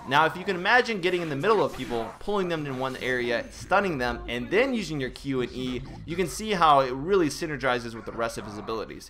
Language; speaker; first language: English; native; English